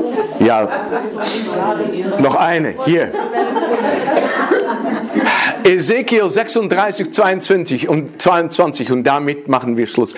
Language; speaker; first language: German; non-native, fluent; Dutch